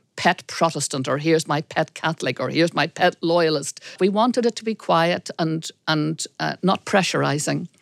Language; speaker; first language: English; native; English